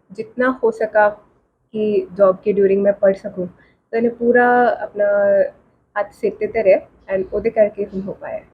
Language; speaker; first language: Hindi; non-native, local second language; Punjabi